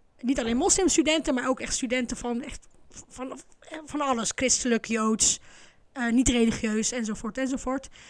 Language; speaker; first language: Dutch; early bilingual, other home language; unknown